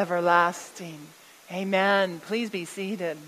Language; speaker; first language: English; native; English